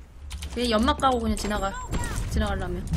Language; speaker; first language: Korean; native; Korean